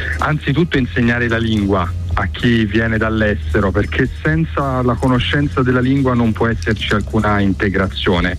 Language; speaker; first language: Italian; early bilingual, other home language; Albanian